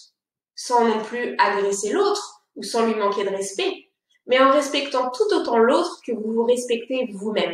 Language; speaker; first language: French; native; French